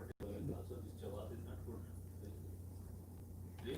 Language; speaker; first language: English; non-native, learner; Punjabi